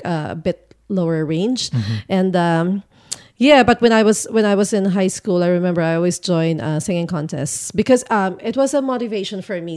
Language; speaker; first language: English; non-native, local second language; Filipino